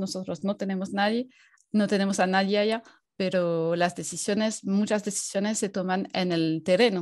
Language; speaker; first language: Spanish; non-native, fluent; French